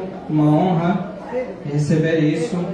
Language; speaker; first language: Portuguese; non-native, fluent; Arabic